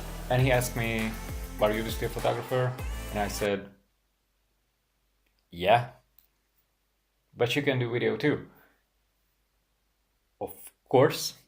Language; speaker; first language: English; non-native, fluent; Hungarian